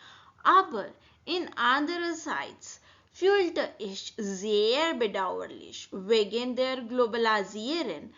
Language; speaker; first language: German; non-native, learner; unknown